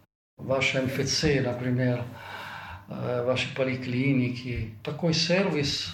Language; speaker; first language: Russian; non-native, fluent; Italian